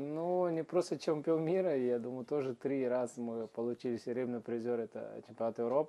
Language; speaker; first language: Russian; non-native, learner; Portuguese